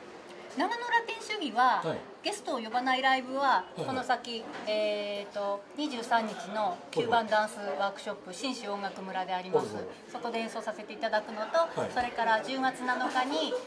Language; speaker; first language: Japanese; native; Japanese